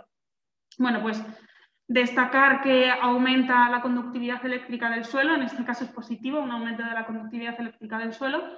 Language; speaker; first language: Spanish; native; Spanish